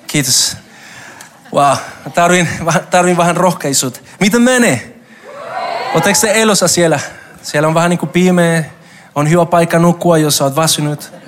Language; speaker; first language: Finnish; non-native, fluent; Spanish